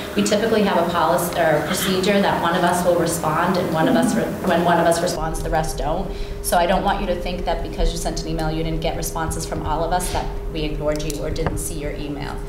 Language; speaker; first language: English; native; English